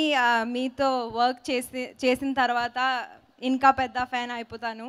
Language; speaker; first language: Telugu; non-native, fluent; Hindi